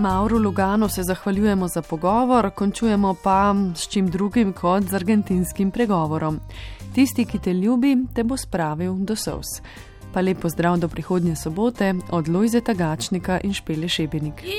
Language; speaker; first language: Slovenian; native; Slovenian